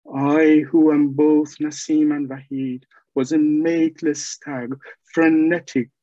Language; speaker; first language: English; non-native, fluent; Persian